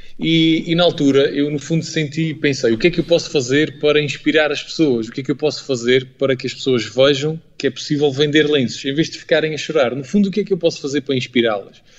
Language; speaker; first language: Portuguese; native; Portuguese